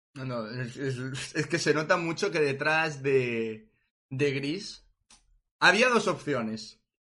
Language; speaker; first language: Spanish; native; Spanish